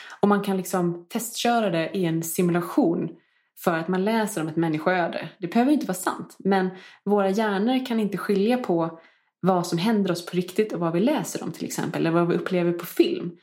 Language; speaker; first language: Swedish; native; Swedish